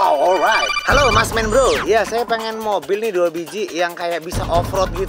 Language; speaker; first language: Indonesian; native; Indonesian